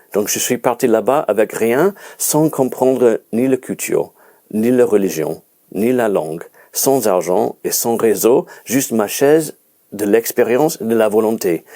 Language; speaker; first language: French; non-native, fluent; English